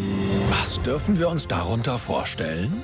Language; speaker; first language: German; native; German